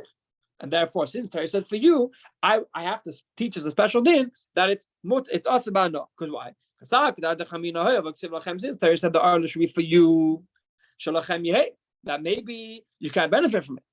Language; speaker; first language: English; non-native, fluent; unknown